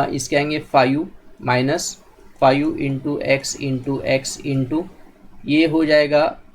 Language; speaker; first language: Hindi; non-native, local second language; Marathi